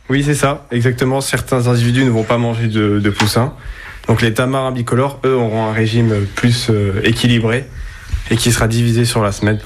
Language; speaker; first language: French; native; French